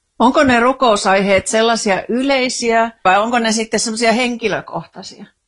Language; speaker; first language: Finnish; native; Finnish